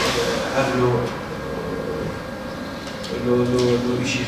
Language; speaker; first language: Arabic; non-native, learner; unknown